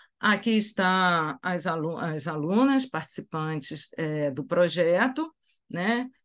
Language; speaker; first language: Portuguese; native; Portuguese